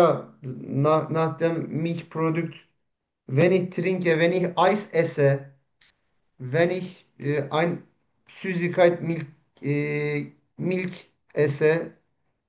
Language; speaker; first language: German; non-native, learner; Turkish